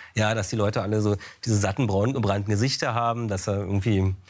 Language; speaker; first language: German; native; German